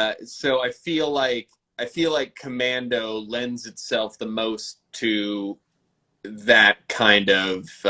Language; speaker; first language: English; native; English